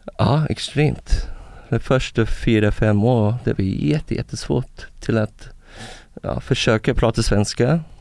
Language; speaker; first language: Swedish; non-native, fluent; English